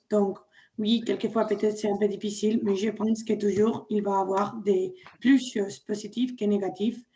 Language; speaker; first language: French; non-native, learner; Spanish